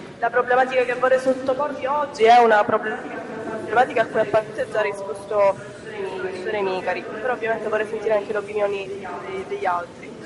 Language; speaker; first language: Italian; native; Italian